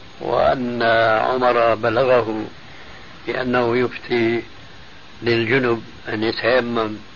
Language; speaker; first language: Arabic; early bilingual, other home language; Albanian